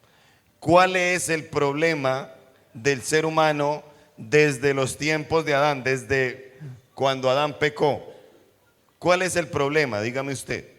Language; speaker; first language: Spanish; native; Spanish